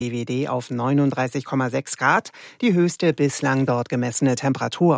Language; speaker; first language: German; native; German